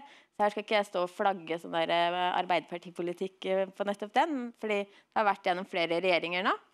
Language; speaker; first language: Norwegian; native; Norwegian